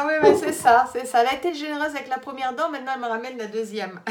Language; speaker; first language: French; native; French